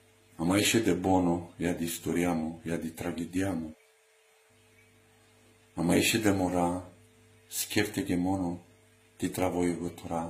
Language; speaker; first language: Greek; non-native, learner; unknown